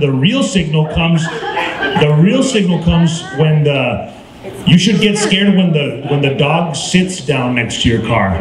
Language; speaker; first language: English; early bilingual, other home language; Spanish